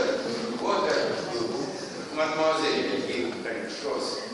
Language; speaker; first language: French; non-native, fluent; Russian